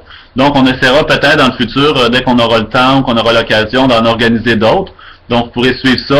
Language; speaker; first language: French; native; French